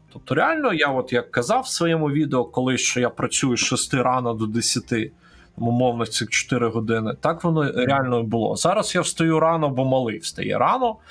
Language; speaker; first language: Ukrainian; non-native, local second language; Russian